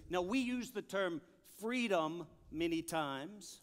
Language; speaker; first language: English; native; English